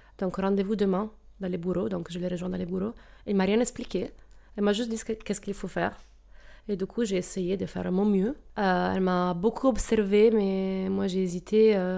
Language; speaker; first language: French; non-native, fluent; Italian